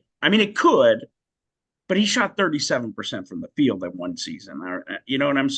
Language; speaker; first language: English; native; English